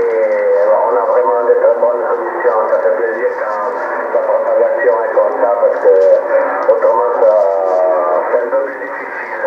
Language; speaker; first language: French; non-native, fluent; Italian